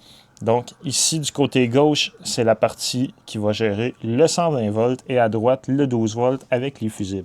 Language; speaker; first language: French; native; French